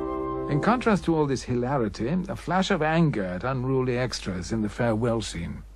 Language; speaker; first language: English; native; English